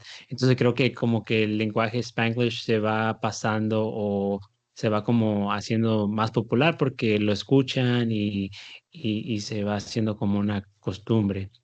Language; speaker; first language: Spanish; early bilingual, heritage; Spanish